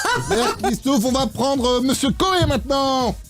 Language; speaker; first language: French; native; French